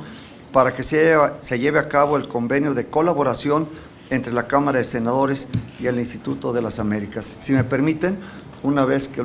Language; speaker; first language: Spanish; native; Spanish